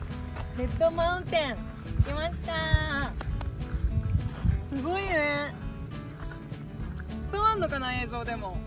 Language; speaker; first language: Japanese; native; Japanese